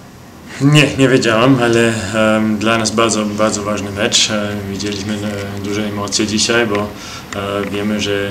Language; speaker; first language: Polish; early bilingual, heritage; Polish